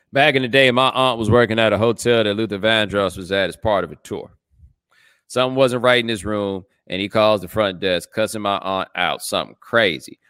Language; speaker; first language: English; native; English